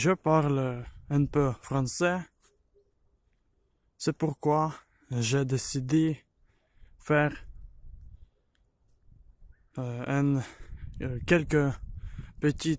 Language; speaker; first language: French; non-native, learner; Ukrainian